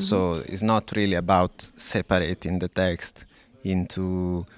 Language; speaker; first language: English; non-native, fluent; Italian